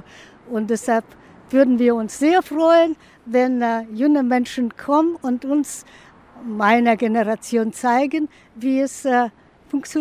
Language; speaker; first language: German; non-native, fluent; Russian